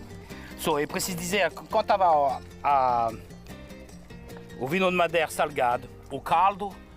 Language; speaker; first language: Portuguese; non-native, learner; French